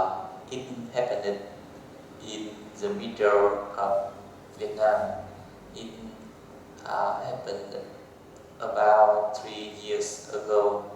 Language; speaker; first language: English; non-native, learner; Vietnamese